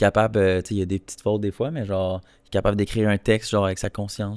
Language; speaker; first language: French; native; French